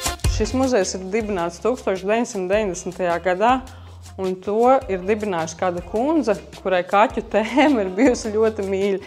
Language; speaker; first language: Latvian; native; Latvian